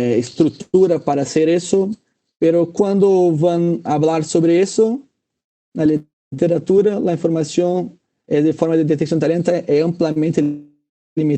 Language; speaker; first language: Spanish; non-native, fluent; Portuguese